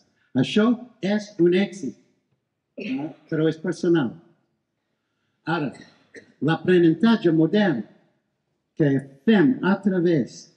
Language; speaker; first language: Catalan; non-native, fluent; English